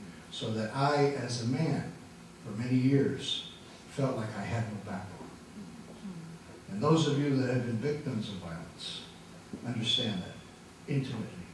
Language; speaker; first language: English; native; English